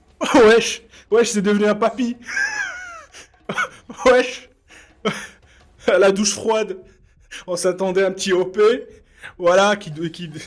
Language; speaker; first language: French; native; French